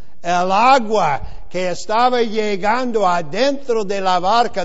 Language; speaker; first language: Spanish; non-native, fluent; English